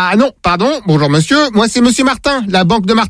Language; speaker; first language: French; native; French